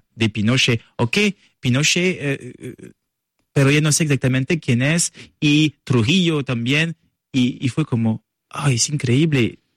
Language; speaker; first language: Spanish; non-native, learner; French